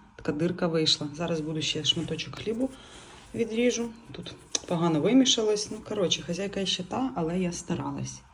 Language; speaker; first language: Ukrainian; non-native, local second language; Russian